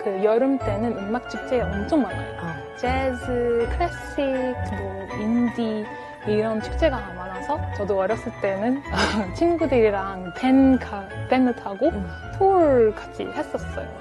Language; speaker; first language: Korean; non-native, fluent; French